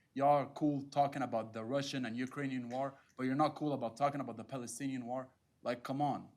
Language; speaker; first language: English; non-native, fluent; Arabic